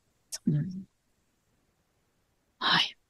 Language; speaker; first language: Japanese; non-native, fluent; German